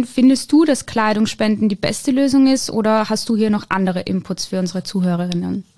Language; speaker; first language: German; native; German